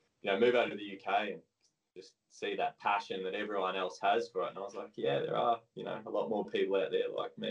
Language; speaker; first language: English; native; English